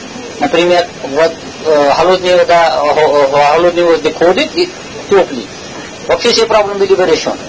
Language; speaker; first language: Russian; non-native, learner; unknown